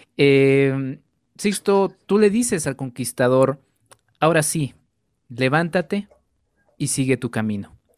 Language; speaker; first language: Spanish; native; Spanish